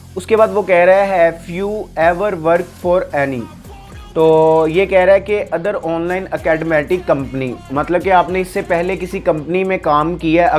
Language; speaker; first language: Urdu; native; Urdu